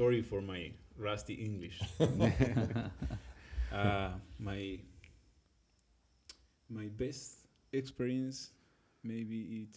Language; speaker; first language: English; non-native, learner; Spanish